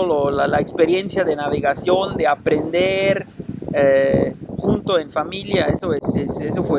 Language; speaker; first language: Spanish; non-native, fluent; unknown